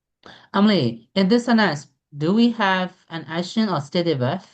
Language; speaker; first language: English; non-native, fluent; Burmese